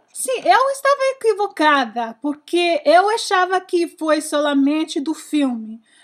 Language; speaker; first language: Portuguese; non-native, learner; English